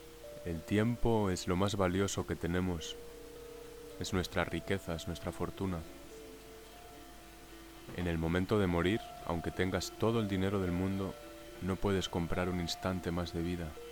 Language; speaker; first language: Spanish; native; Spanish